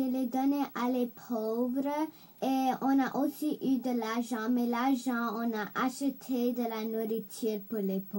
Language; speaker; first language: French; non-native, local second language; English